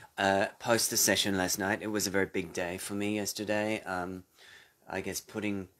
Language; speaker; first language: English; native; English